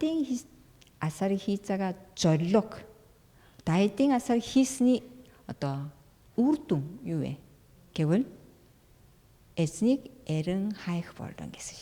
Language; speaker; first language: Mongolian; non-native, fluent; Korean